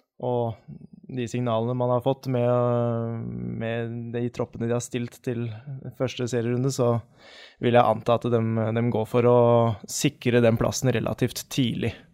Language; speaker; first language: Norwegian; native; Norwegian